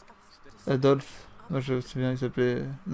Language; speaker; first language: French; native; French